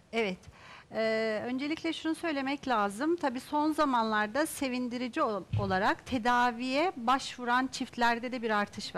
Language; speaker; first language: Turkish; native; Turkish